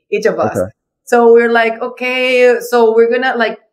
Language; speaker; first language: English; non-native, fluent; Spanish